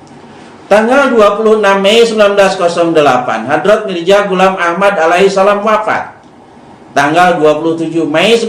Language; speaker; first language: Indonesian; native; Indonesian